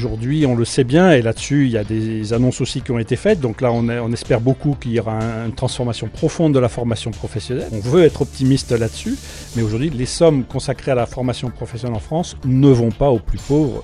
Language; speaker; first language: French; native; French